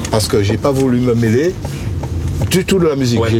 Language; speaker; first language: French; native; French